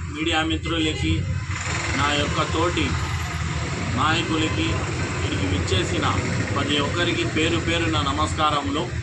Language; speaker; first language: Telugu; non-native, local second language; Urdu